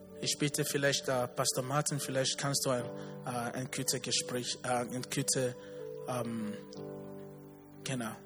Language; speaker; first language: German; non-native, learner; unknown